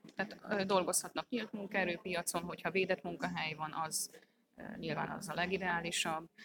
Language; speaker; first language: Hungarian; native; Hungarian